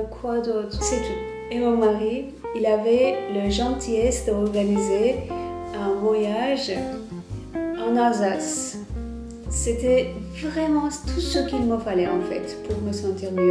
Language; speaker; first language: French; non-native, fluent; Turkish